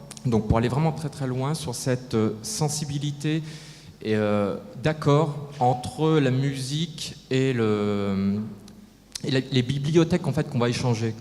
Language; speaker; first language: French; native; French